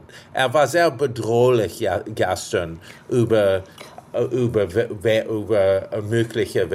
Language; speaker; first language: German; non-native, fluent; English